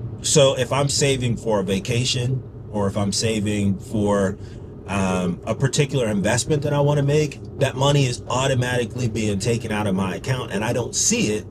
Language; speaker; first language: English; native; English